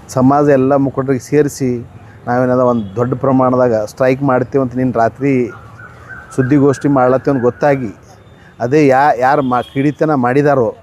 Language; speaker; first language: Kannada; non-native, local second language; Lambadi